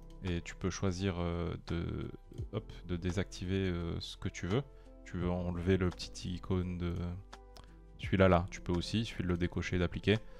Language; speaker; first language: French; native; French